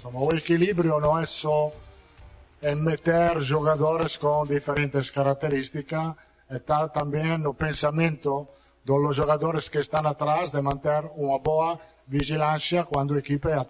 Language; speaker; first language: Portuguese; non-native, fluent; Italian